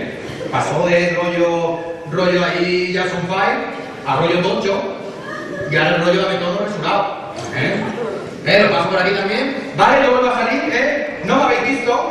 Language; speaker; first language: Spanish; native; Spanish